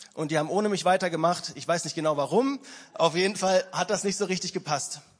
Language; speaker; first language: German; native; German